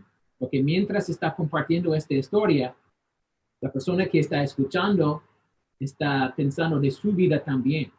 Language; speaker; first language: Spanish; non-native, fluent; English